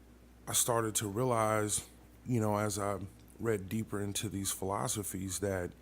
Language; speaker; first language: English; native; English